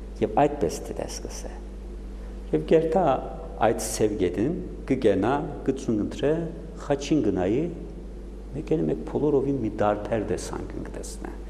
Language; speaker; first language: Armenian; native; Armenian